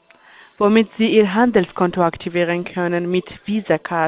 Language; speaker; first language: German; non-native, learner; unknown